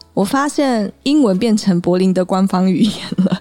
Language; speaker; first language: Chinese; early bilingual, heritage; Chinese